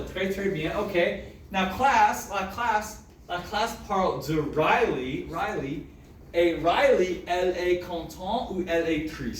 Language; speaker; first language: French; non-native, fluent; English